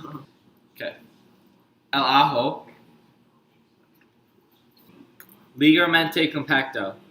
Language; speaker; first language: Spanish; non-native, learner; English